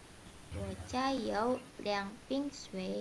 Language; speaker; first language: Chinese; non-native, learner; Indonesian